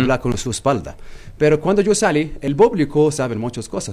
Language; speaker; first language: Spanish; non-native, learner; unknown